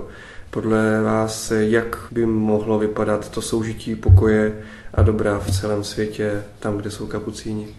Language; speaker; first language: Czech; native; Czech